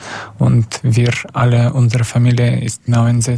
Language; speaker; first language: German; non-native, learner; Russian